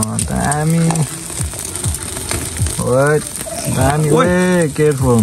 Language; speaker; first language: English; non-native, learner; Nepali